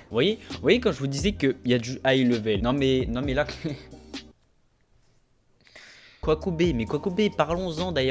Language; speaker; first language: French; native; French